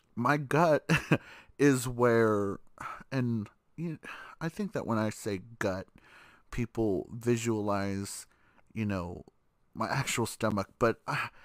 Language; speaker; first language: English; native; English